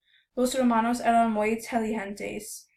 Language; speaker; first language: Spanish; non-native, learner; English